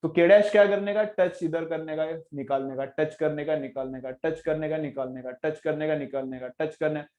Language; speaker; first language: Hindi; non-native, local second language; Marathi